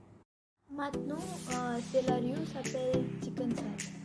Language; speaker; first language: French; non-native, fluent; Konkani